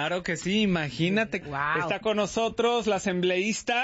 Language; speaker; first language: Spanish; early bilingual, heritage; Spanish